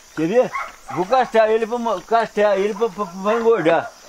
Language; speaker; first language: Portuguese; native; Portuguese